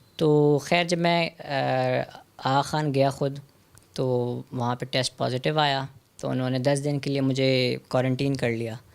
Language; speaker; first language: Urdu; native; Urdu